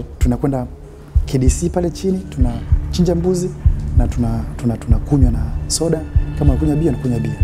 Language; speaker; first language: Swahili; native; Swahili